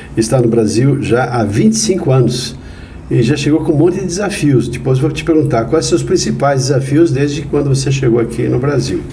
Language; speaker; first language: Portuguese; native; Portuguese